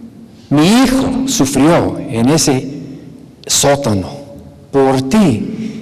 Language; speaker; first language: Spanish; non-native, fluent; English